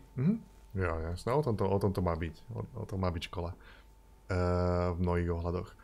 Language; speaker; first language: Slovak; native; Slovak